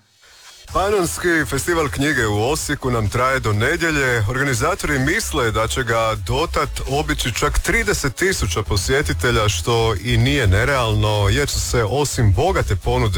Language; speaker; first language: Serbian; native; Serbian